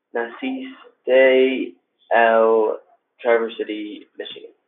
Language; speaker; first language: Spanish; non-native, learner; English